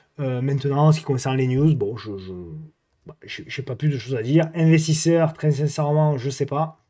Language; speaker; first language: French; native; French